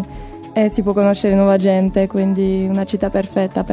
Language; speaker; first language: Italian; non-native, fluent; French